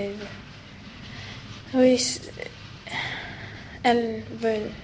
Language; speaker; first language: French; non-native, learner; Swedish